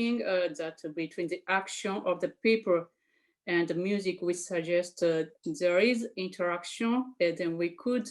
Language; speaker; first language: English; non-native, fluent; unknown